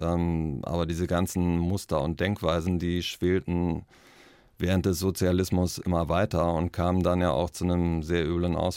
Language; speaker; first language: German; native; German